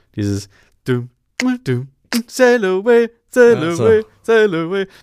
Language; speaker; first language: German; native; German